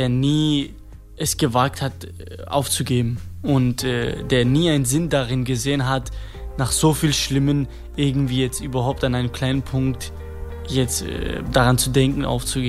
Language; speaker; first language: German; non-native, fluent; Kurdish